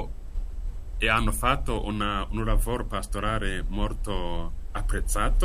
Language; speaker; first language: Italian; non-native, fluent; Kinyarwanda